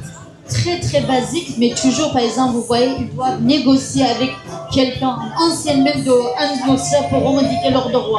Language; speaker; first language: French; non-native, fluent; Kurdish